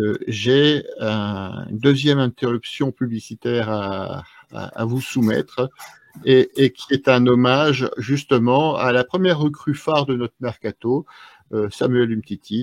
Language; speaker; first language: French; native; French